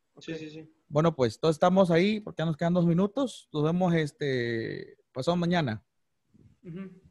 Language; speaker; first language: Spanish; native; Spanish